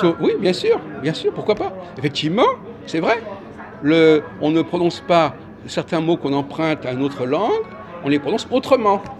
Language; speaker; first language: French; native; French